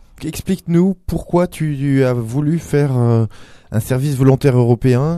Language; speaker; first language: French; native; French